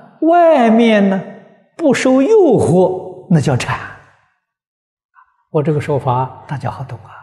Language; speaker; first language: Chinese; native; Chinese